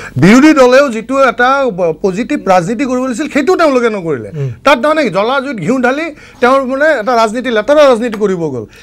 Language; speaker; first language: Assamese; non-native, local second language; Bangla